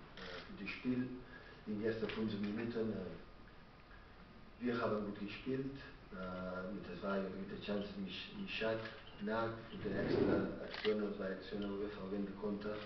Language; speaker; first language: German; non-native, learner; Catalan